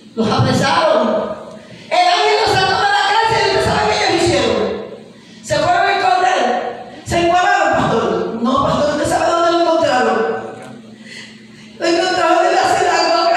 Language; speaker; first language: Spanish; native; Spanish